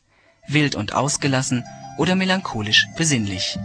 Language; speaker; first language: German; native; German